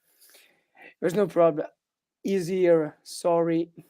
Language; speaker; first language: English; non-native, learner; Italian